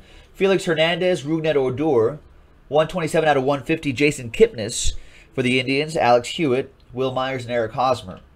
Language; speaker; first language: English; native; English